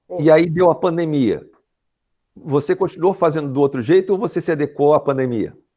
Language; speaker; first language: Portuguese; native; Portuguese